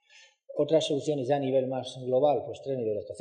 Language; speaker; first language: Spanish; native; Spanish